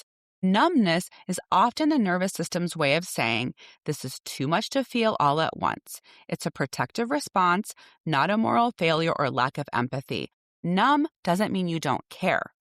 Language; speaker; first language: English; native; English